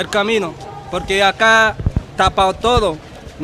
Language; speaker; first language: Spanish; non-native, learner; Haitian Creole